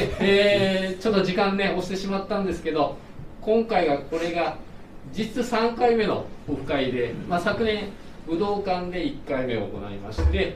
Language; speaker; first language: Japanese; native; Japanese